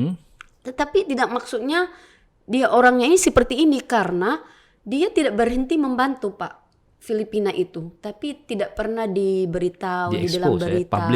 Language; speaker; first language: Indonesian; non-native, learner; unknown